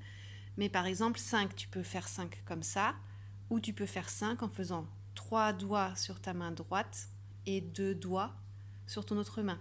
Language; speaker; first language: French; native; French